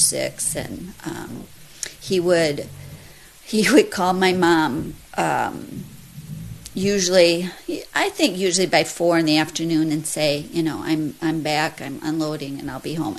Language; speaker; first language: English; native; English